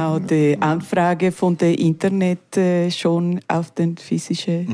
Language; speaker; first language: German; non-native, learner; Spanish